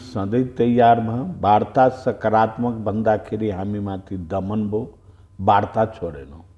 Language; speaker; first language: Nepali; non-native, local second language; Bhojpuri